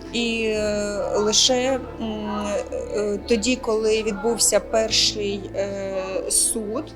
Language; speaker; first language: Ukrainian; native; Ukrainian